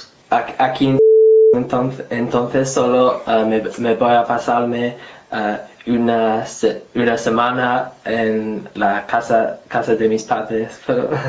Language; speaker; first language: Spanish; non-native, fluent; English